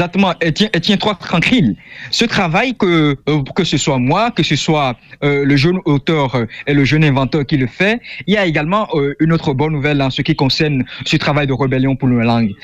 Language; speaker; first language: French; non-native, local second language; Fon